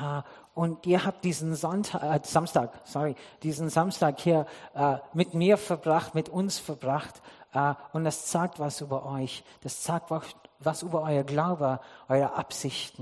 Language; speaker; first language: German; non-native, fluent; English